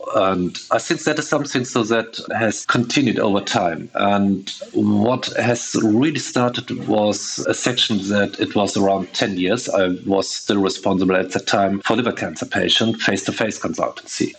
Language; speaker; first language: English; non-native, fluent; German